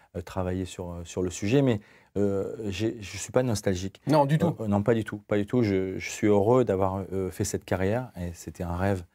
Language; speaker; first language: French; native; French